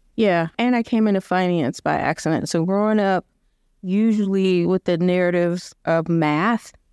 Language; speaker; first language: English; native; English